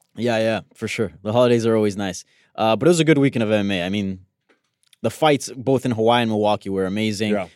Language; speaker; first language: English; early bilingual, other home language; Spanish